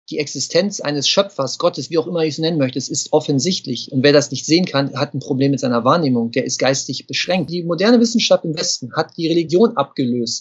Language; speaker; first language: German; native; German